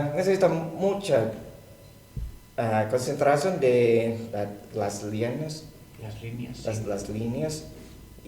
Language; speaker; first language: Spanish; non-native, learner; Thai